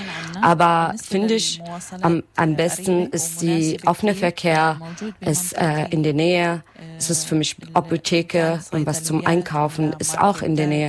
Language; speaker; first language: German; non-native, learner; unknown